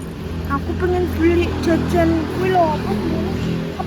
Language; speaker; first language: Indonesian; non-native, local second language; Javanese